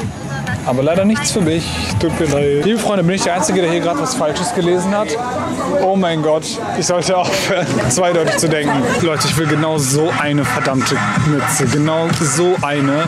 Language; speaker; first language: German; native; German